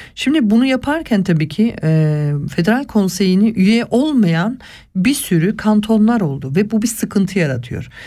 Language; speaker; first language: Turkish; early bilingual, heritage; Turkish